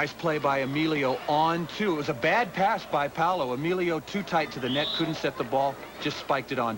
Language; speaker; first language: English; native; English